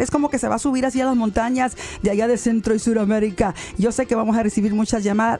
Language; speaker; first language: Spanish; native; Spanish